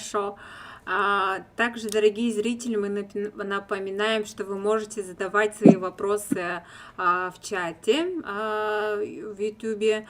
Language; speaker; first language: Russian; native; Russian